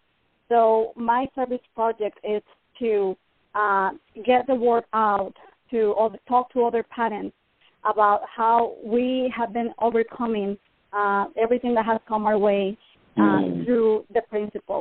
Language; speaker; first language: English; non-native, fluent; Spanish